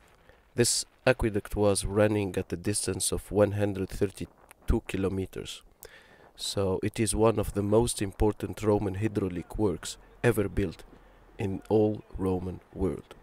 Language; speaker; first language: English; non-native, fluent; Arabic